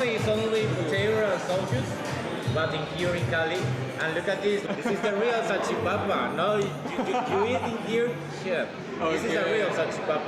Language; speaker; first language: English; non-native, learner; Spanish